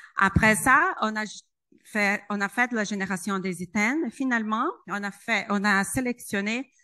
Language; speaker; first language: French; non-native, fluent; Portuguese